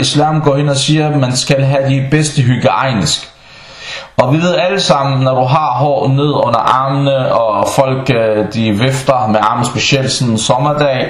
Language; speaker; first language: Danish; non-native, fluent; Arabic